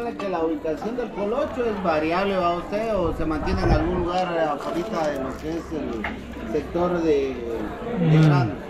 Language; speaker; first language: Spanish; native; Spanish